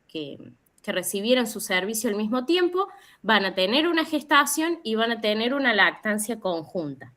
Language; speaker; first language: Spanish; native; Spanish